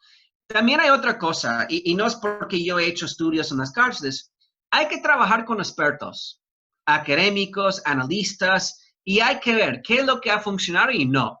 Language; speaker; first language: Spanish; non-native, fluent; English